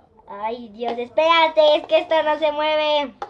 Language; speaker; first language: Spanish; native; Spanish